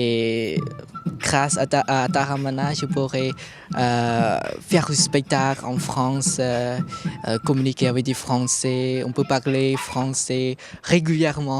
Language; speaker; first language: French; non-native, learner; Khmer